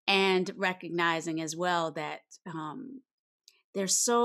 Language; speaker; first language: English; native; English